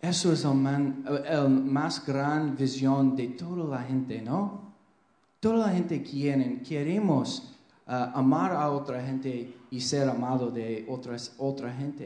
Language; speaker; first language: Spanish; non-native, fluent; English